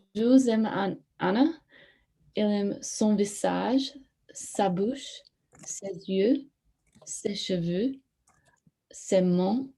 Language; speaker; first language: French; non-native, learner; English